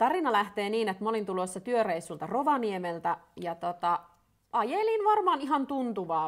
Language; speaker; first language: Finnish; native; Finnish